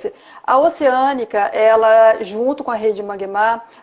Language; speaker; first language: Portuguese; native; Portuguese